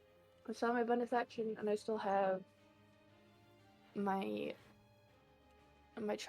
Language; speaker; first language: English; native; English